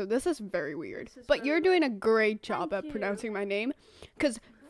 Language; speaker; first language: English; non-native, fluent; Finnish